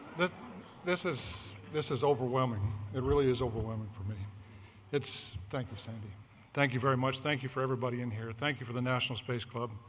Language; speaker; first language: English; native; English